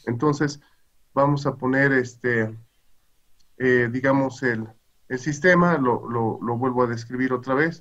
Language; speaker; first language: Spanish; native; Spanish